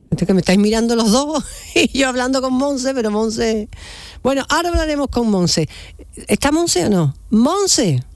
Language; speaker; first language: Spanish; native; Spanish